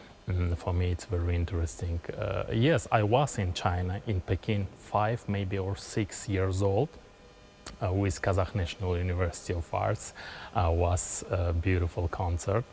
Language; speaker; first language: English; non-native, learner; Kazakh